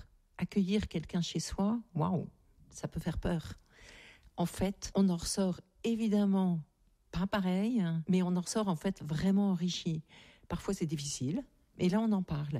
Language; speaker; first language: French; native; French